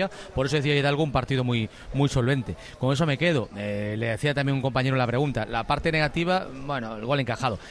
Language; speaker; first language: Spanish; native; Spanish